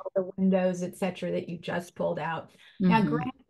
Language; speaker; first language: English; native; English